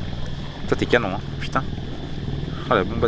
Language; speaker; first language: French; native; French